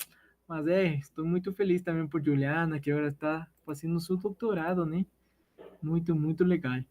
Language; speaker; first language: Portuguese; non-native, learner; Spanish